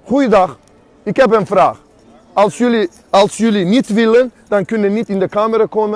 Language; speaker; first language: Dutch; non-native, fluent; Azerbaijani